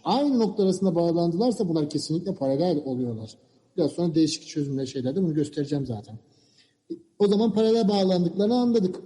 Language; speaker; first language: Turkish; native; Turkish